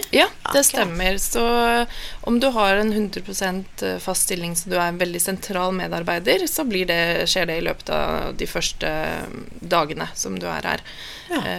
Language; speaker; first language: Norwegian; native; Norwegian